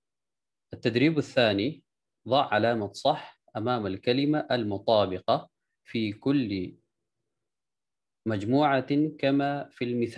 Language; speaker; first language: Arabic; non-native, fluent; Urdu